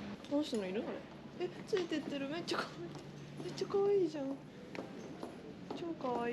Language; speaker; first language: Japanese; native; Japanese